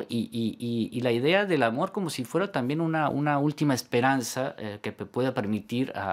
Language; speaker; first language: Spanish; native; Spanish